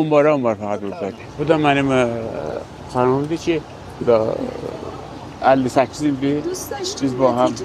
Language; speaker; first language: Turkish; non-native, learner; Azerbaijani